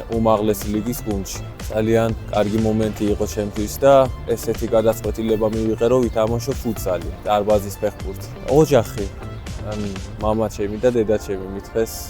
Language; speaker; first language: Georgian; native; Georgian